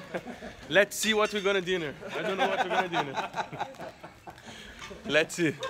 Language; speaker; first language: English; non-native, learner; Portuguese